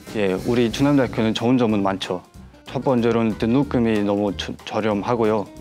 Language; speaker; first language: Korean; non-native, fluent; Mongolian